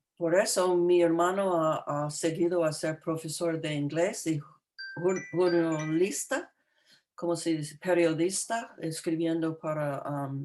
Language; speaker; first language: Spanish; non-native, fluent; English